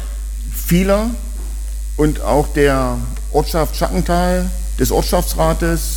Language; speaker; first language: German; native; German